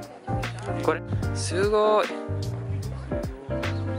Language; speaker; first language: Japanese; non-native, fluent; Indonesian